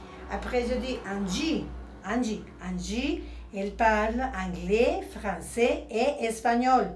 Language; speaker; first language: French; non-native, fluent; Spanish